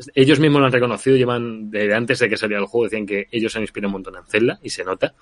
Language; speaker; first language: Spanish; native; Spanish